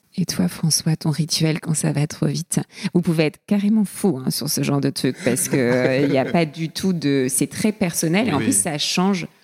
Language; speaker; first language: French; native; French